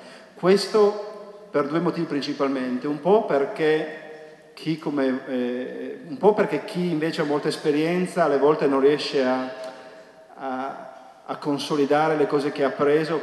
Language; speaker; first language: Italian; native; Italian